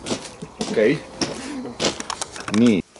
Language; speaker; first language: Estonian; native; Estonian